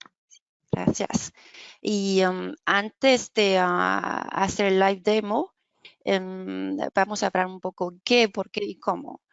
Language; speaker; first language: Spanish; non-native, fluent; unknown